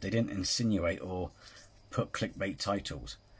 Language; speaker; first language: English; native; English